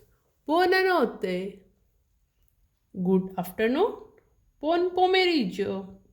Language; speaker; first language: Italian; non-native, learner; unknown